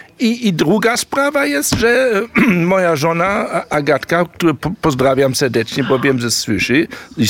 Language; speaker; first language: Polish; early bilingual, heritage; German